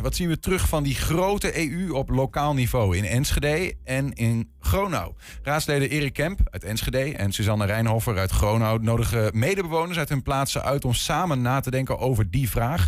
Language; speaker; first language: Dutch; native; Dutch